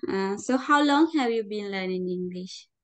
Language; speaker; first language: English; non-native, learner; Sinhala